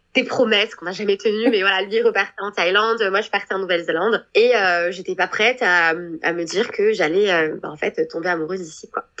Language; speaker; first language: French; native; French